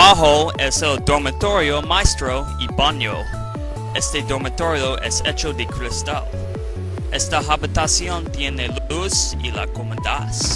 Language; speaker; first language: Spanish; non-native, learner; English